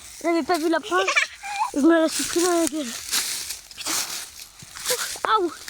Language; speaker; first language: French; native; French